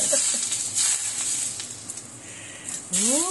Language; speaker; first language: Japanese; native; Japanese